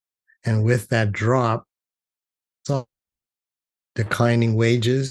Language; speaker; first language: English; native; English